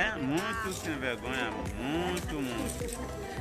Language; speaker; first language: Portuguese; non-native, learner; Haitian Creole